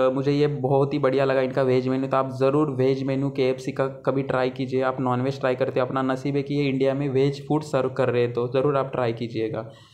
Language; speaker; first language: Hindi; non-native, local second language; Marathi